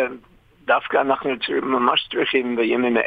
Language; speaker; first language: Hebrew; non-native, fluent; English